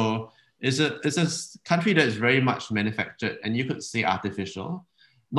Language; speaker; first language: English; native; English